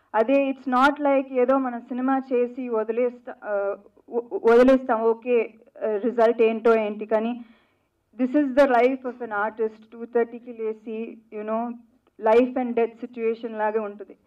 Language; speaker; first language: Telugu; non-native, fluent; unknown